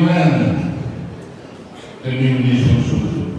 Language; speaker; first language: Indonesian; non-native, fluent; Tetum